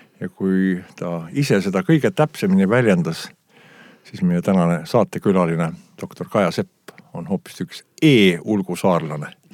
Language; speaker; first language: Estonian; native; Estonian